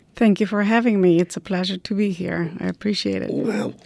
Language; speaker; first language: English; non-native, fluent; Romanian